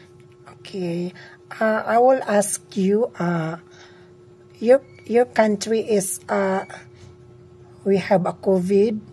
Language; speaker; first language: English; non-native, learner; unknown